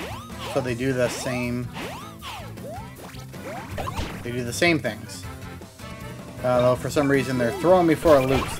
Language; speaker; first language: English; native; English